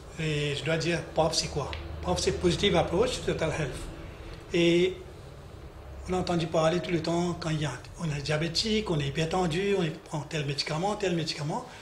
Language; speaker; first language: French; non-native, local second language; Morisyen